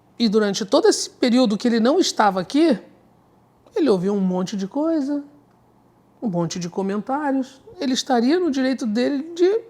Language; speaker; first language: Portuguese; native; Portuguese